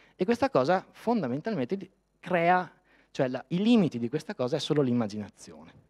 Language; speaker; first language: Italian; native; Italian